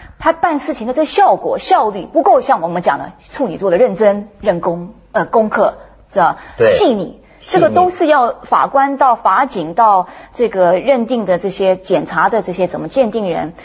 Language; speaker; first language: Chinese; early bilingual, heritage; English